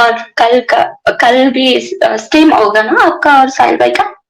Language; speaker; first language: Hindi; non-native, local second language; Kannada